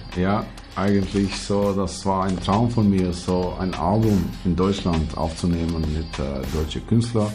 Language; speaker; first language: German; non-native, learner; Albanian